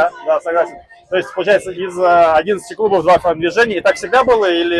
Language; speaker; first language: Russian; native; Russian